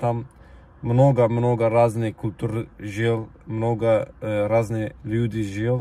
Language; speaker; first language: Russian; non-native, learner; Turkish